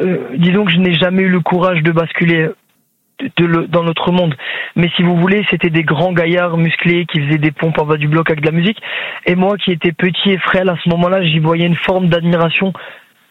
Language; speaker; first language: French; native; French